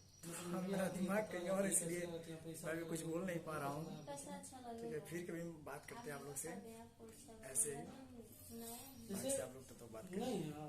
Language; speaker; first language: Hindi; non-native, local second language; Bhojpuri